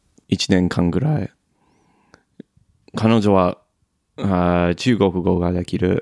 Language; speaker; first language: Japanese; non-native, learner; English